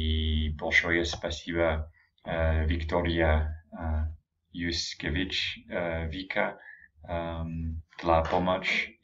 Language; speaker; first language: Russian; non-native, learner; English